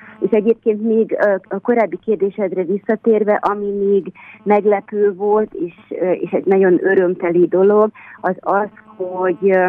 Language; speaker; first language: Hungarian; native; Hungarian